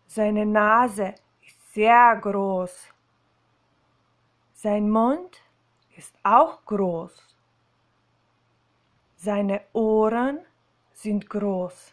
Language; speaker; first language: German; non-native, fluent; Slovenian